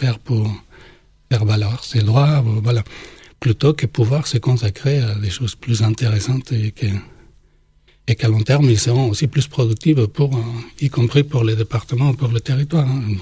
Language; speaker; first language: French; non-native, fluent; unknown